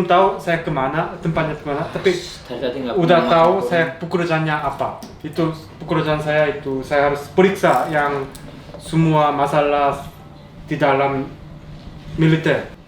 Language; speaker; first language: Indonesian; non-native, learner; Korean